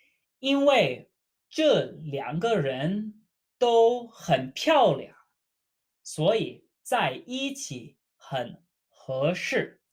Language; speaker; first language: Chinese; non-native, fluent; English